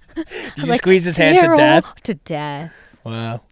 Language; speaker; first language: English; native; English